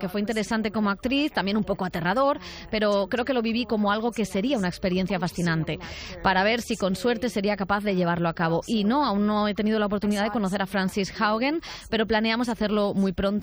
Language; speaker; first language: Spanish; native; Spanish